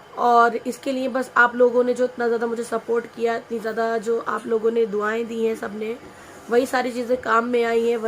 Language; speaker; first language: Hindi; native; Hindi